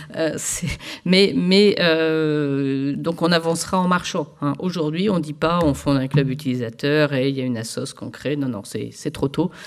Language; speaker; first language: French; native; French